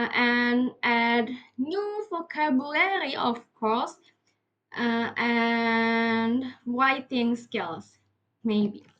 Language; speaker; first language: English; non-native, learner; Indonesian